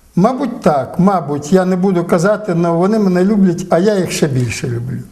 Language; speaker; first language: Ukrainian; native; Ukrainian